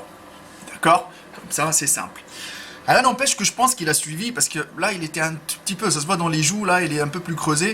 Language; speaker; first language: French; native; French